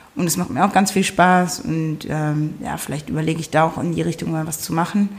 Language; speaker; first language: German; native; German